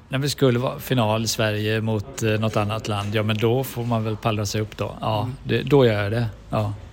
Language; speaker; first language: Swedish; native; Swedish